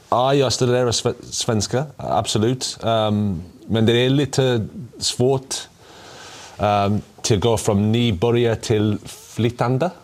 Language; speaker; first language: Swedish; non-native, learner; English